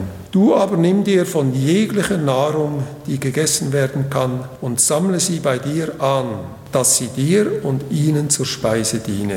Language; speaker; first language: German; native; German